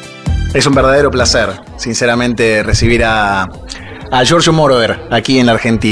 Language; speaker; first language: Spanish; native; Spanish